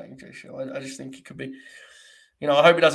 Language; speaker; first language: English; native; English